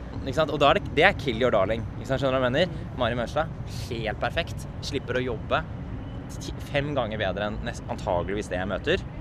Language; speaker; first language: Norwegian; native; Norwegian